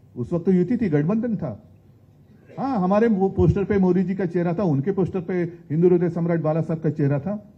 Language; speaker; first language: Hindi; non-native, local second language; Marathi